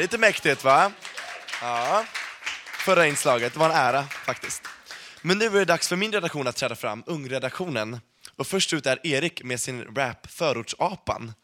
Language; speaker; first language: Swedish; native; Swedish